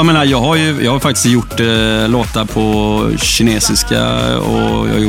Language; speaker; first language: Swedish; native; Swedish